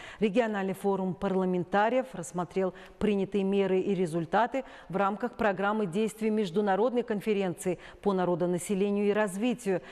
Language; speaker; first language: Russian; non-native, local second language; Tajik